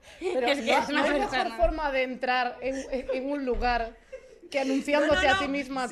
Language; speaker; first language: Spanish; native; Spanish